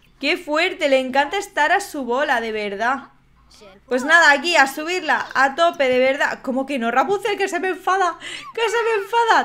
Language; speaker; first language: Spanish; native; Spanish